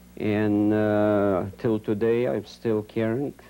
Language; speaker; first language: English; non-native, fluent; Yiddish